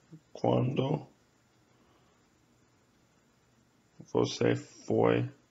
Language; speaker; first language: Portuguese; non-native, fluent; English